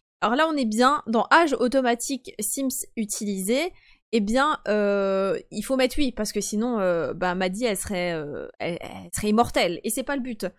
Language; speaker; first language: French; early bilingual, other home language; Polish